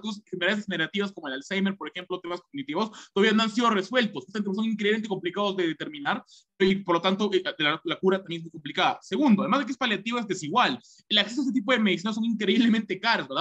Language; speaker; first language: Spanish; native; Spanish